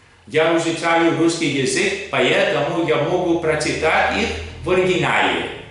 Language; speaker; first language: Russian; non-native, learner; Greek